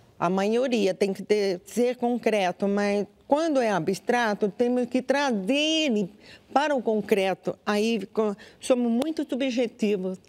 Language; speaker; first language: Portuguese; non-native, local second language; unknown